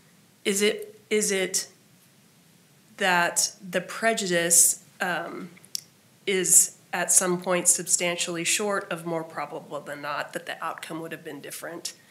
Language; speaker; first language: English; native; English